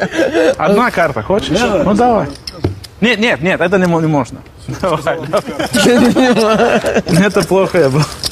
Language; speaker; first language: Russian; non-native, learner; Lithuanian